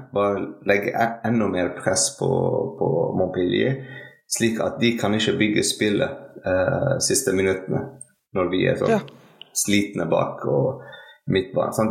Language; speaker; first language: Norwegian; non-native, fluent; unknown